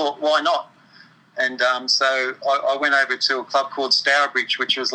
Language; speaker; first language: English; native; English